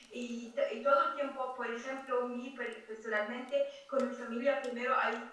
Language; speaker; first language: Spanish; non-native, fluent; Arabic